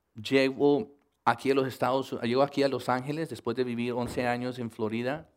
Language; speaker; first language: Spanish; early bilingual, heritage; Spanish